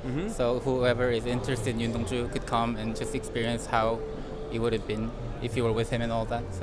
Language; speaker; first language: English; non-native, fluent; Korean